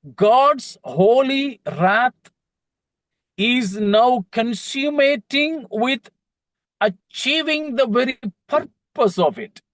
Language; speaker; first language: English; non-native, local second language; Malayalam